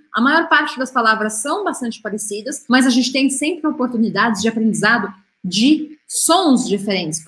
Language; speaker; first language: Portuguese; native; Portuguese